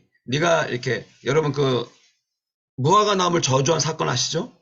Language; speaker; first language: Korean; native; Korean